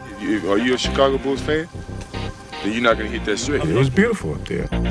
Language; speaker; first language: English; native; English